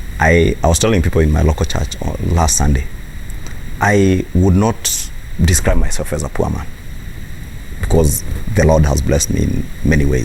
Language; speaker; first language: English; non-native, local second language; Kikuyu